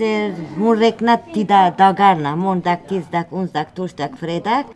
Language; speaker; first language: Swedish; non-native, learner; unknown